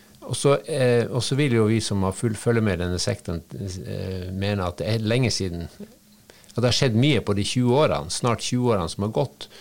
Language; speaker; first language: Norwegian; native; Norwegian